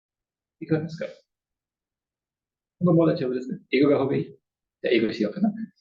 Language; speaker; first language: Japanese; non-native, learner; German